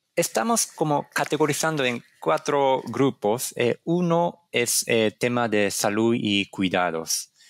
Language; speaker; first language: Spanish; non-native, fluent; Japanese